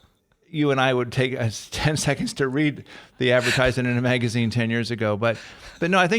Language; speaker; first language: English; native; English